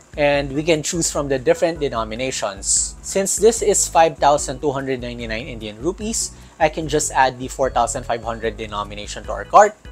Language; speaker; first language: English; non-native, local second language; Filipino